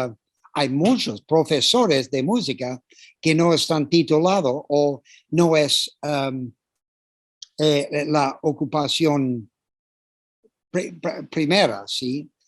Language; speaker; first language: Spanish; non-native, fluent; English